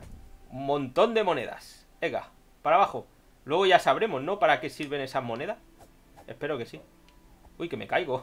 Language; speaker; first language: Spanish; native; Spanish